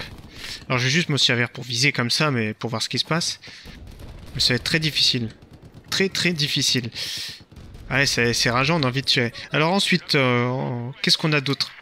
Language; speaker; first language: French; native; French